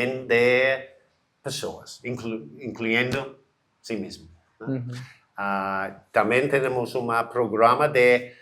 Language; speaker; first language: Portuguese; non-native, learner; English